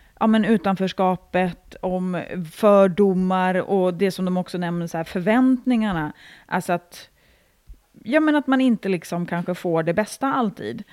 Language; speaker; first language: Swedish; native; Swedish